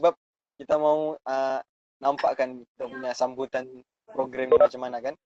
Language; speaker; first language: Malay; native; Malay